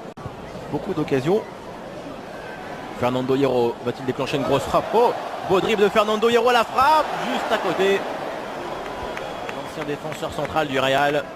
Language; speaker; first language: French; native; French